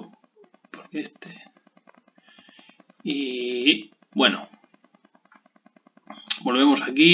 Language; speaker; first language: Spanish; native; Spanish